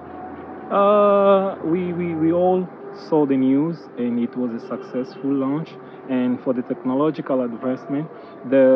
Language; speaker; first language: English; non-native, learner; Portuguese